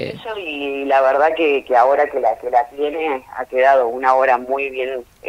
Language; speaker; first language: Spanish; native; Spanish